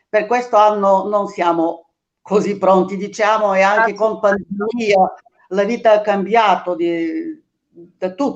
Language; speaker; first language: Italian; non-native, fluent; Bulgarian